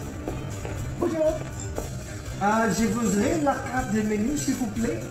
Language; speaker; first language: French; non-native, learner; Indonesian